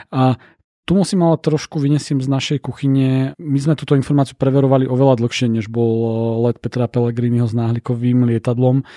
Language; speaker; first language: Slovak; native; Slovak